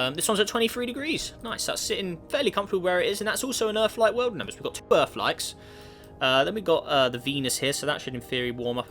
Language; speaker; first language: English; native; English